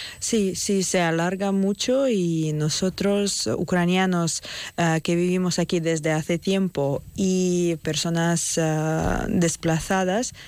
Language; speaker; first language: Spanish; non-native, fluent; Ukrainian